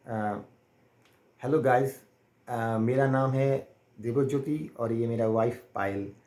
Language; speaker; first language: Hindi; non-native, local second language; Bangla